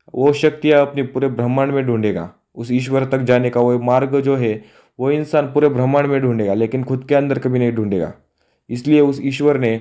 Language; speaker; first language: Hindi; non-native, local second language; Marathi